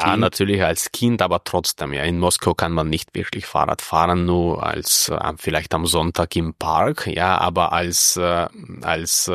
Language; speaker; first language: German; non-native, fluent; Russian